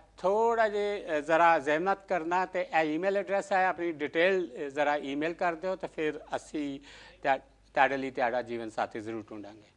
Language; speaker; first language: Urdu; non-native, local second language; Punjabi